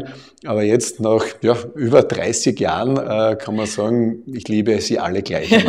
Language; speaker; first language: German; native; German